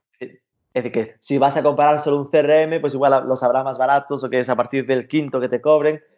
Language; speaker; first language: Spanish; native; Spanish